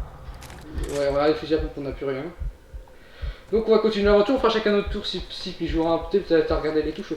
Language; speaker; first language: French; native; French